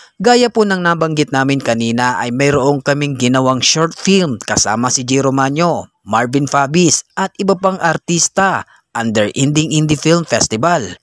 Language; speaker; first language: Filipino; native; Filipino